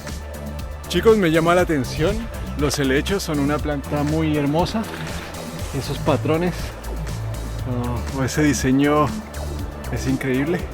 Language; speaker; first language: Spanish; native; Spanish